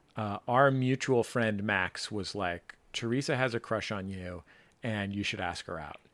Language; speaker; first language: English; native; English